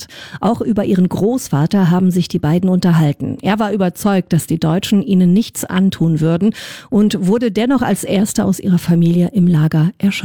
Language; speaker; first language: German; native; German